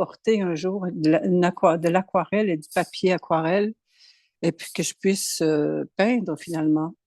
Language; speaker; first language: French; native; French